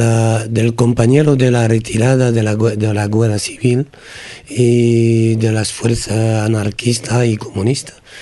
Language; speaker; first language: Spanish; non-native, learner; French